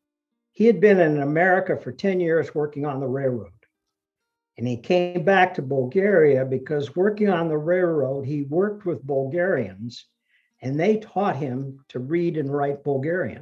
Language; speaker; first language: English; early bilingual, other home language; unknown